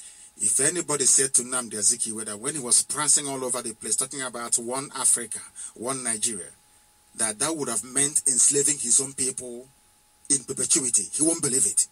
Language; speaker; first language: English; non-native, local second language; Igbo